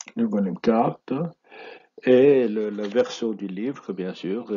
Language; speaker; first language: French; non-native, local second language; Arabic